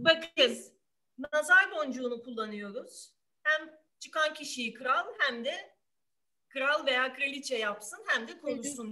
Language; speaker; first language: Turkish; native; Turkish